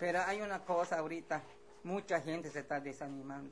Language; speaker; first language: Spanish; non-native, local second language; Yucateco